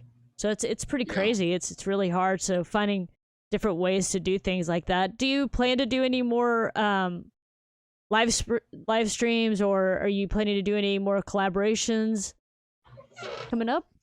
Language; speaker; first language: English; native; English